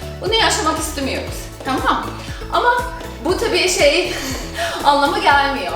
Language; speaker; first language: Turkish; non-native, fluent; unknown